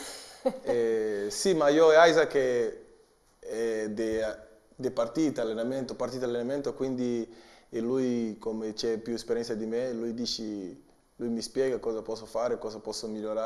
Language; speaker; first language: Italian; non-native, learner; Portuguese